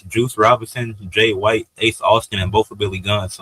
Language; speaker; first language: English; native; English